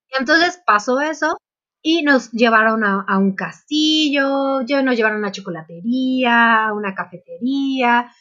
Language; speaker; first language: Spanish; native; Spanish